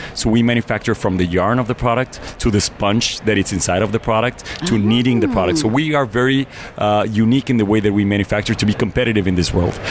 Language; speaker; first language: English; non-native, fluent; Spanish